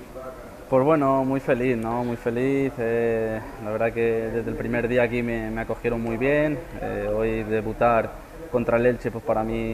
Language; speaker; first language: Spanish; native; Spanish